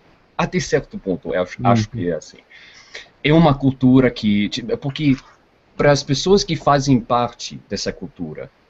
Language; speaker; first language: Portuguese; non-native, fluent; English